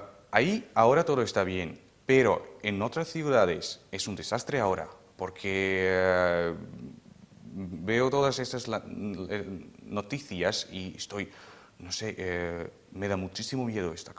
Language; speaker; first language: Spanish; non-native, fluent; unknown